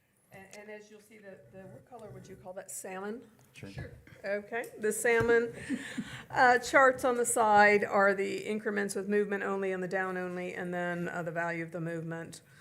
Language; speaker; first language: English; native; English